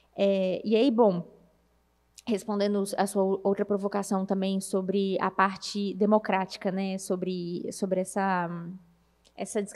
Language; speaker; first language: Portuguese; native; Portuguese